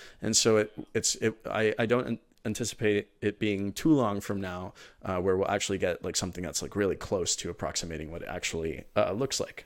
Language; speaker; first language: English; early bilingual, other home language; Spanish